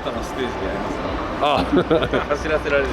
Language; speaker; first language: Japanese; native; Japanese